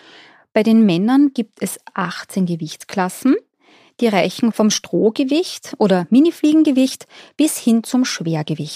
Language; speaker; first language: German; native; German